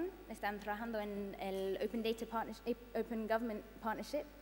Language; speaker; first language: Spanish; non-native, fluent; English